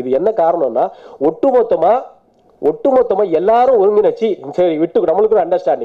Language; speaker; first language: Tamil; native; Tamil